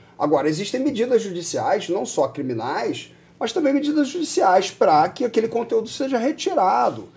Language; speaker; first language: Portuguese; native; Portuguese